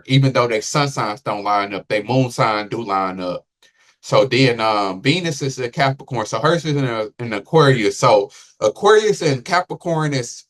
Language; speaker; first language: English; native; English